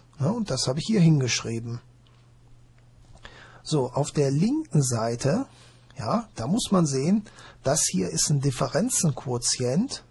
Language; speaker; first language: German; native; German